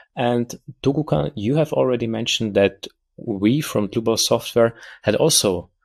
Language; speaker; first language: English; non-native, fluent; German